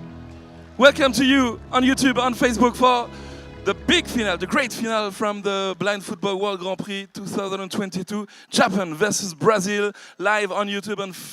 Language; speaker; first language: English; non-native, fluent; French